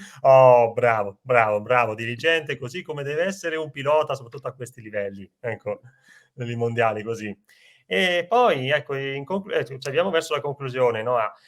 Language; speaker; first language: Italian; native; Italian